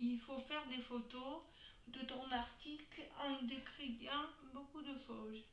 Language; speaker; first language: French; native; French